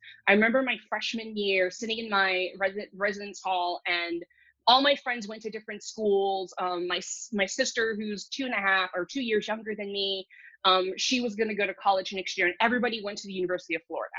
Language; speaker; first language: English; early bilingual, other home language; Cantonese